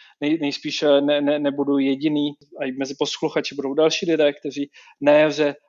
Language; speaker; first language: Czech; native; Czech